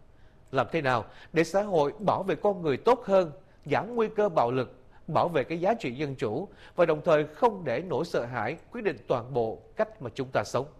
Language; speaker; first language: Vietnamese; native; Vietnamese